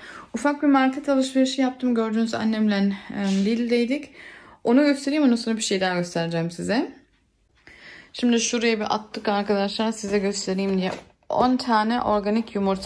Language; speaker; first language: Turkish; early bilingual, heritage; Turkish